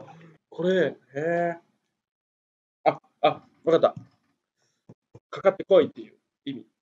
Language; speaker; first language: Japanese; native; Japanese